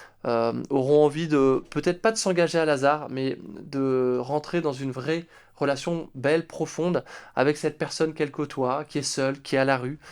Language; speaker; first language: French; native; French